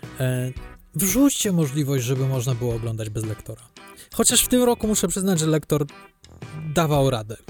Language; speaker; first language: Polish; native; Polish